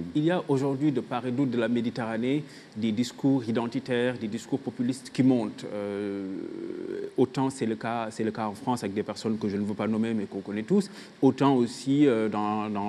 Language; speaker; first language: French; non-native, local second language; Wolof